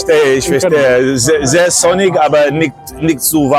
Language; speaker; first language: German; non-native, learner; English